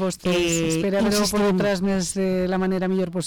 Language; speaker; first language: Catalan; native; Catalan